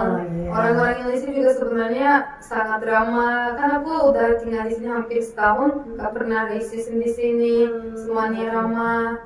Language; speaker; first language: Indonesian; non-native, fluent; Turkish